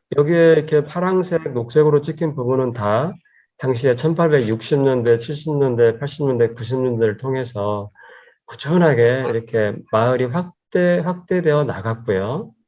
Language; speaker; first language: Korean; native; Korean